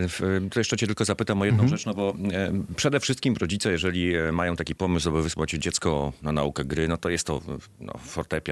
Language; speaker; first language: Polish; native; Polish